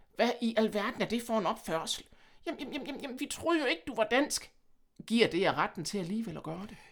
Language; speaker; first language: Danish; early bilingual, other home language; German